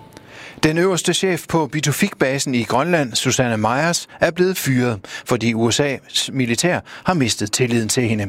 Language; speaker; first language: Danish; native; Danish